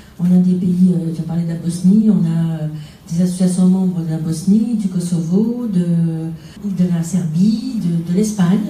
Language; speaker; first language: French; non-native, local second language; Arabic